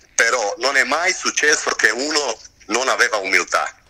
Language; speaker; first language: Italian; non-native, fluent; Croatian